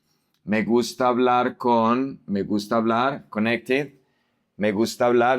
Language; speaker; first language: Spanish; non-native, fluent; English